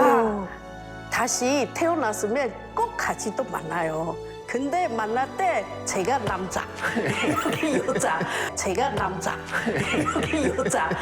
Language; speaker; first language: Korean; non-native, learner; Chinese